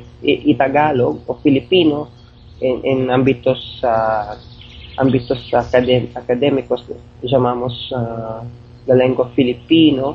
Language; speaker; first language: Spanish; non-native, fluent; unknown